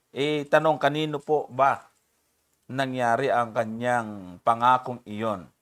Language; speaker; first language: Filipino; native; Filipino